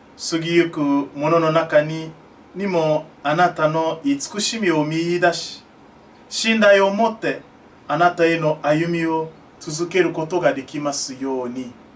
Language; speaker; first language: Japanese; non-native, fluent; French